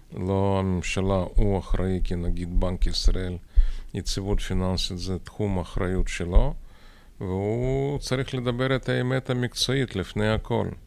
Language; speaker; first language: Hebrew; non-native, fluent; Russian